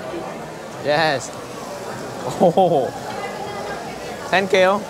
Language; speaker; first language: English; non-native, learner; Vietnamese